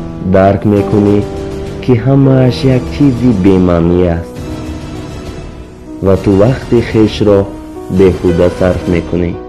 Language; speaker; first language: Persian; native; Persian